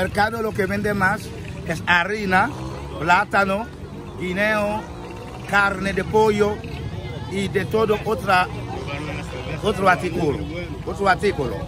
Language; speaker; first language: Spanish; non-native, fluent; Haitian Creole